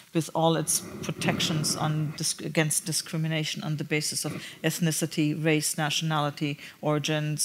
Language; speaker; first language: English; non-native, fluent; German